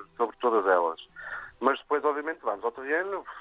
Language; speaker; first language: Portuguese; native; Portuguese